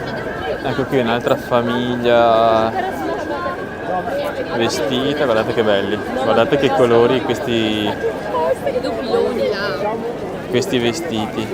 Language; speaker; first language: Italian; native; Italian